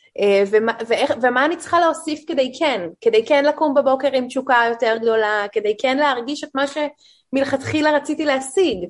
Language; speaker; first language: Hebrew; native; Hebrew